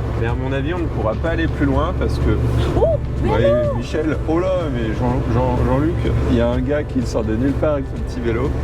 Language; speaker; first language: French; native; French